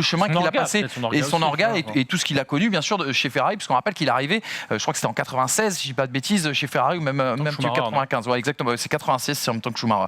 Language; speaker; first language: French; native; French